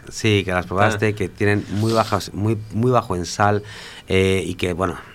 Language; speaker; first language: Spanish; native; Spanish